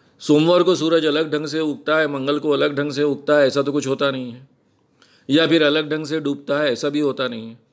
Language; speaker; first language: Hindi; native; Hindi